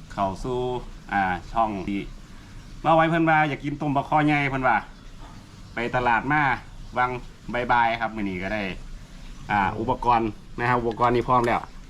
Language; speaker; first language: Thai; native; Thai